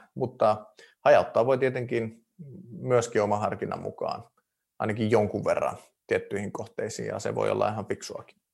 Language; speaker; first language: Finnish; native; Finnish